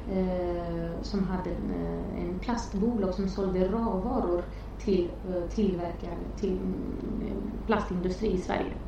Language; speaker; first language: Swedish; non-native, fluent; Romanian